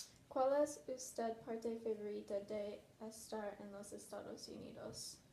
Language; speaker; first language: Spanish; non-native, learner; English